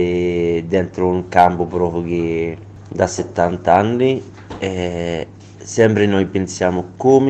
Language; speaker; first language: Italian; non-native, learner; Arabic